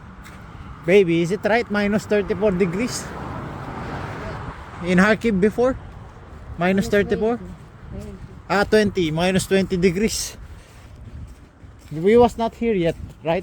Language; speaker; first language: English; non-native, learner; Filipino